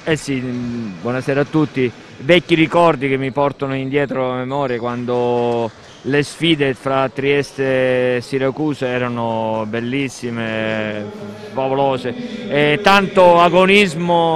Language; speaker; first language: Italian; native; Italian